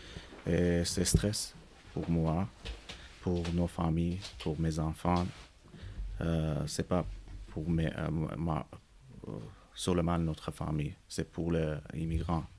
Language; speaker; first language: French; non-native, learner; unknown